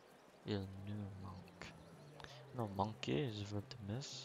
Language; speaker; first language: French; non-native, learner; English